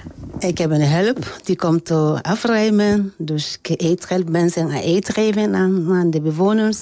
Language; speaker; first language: Dutch; non-native, learner; French